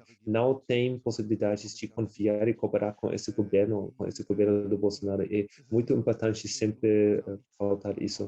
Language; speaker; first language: Portuguese; non-native, fluent; German